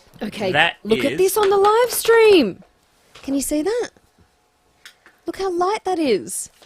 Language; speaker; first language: English; native; English